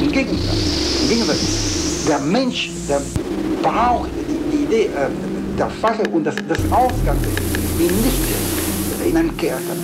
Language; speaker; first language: German; non-native, fluent; Romanian